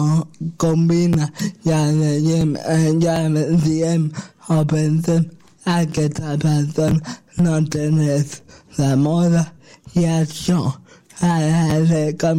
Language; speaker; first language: Catalan; non-native, local second language; Spanish